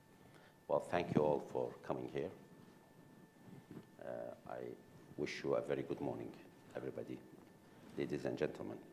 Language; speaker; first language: English; non-native, fluent; Arabic